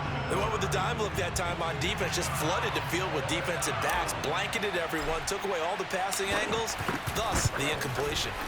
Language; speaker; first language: English; native; English